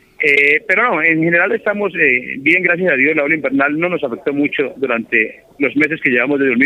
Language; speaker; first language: Spanish; native; Spanish